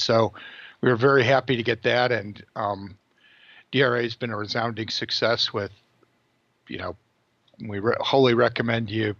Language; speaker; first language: English; native; English